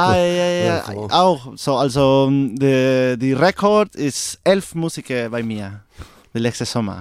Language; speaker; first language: German; non-native, learner; Spanish